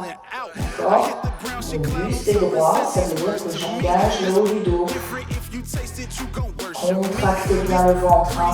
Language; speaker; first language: French; native; French